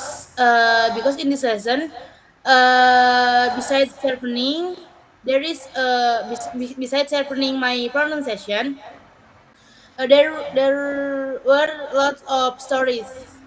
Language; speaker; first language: English; non-native, learner; Indonesian